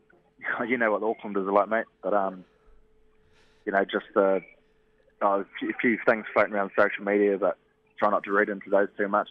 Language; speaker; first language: English; native; English